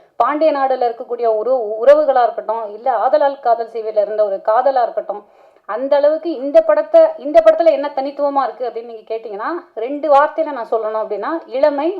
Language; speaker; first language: Tamil; native; Tamil